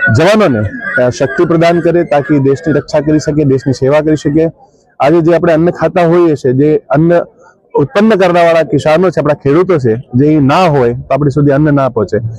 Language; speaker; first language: Gujarati; non-native, local second language; Sindhi